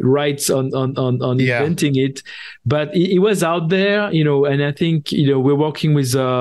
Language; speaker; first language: English; non-native, fluent; French